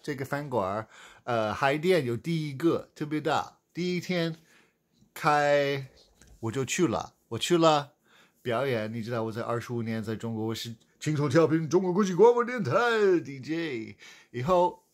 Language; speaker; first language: Chinese; non-native, fluent; English